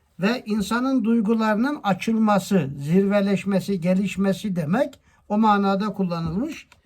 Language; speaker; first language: Turkish; native; Turkish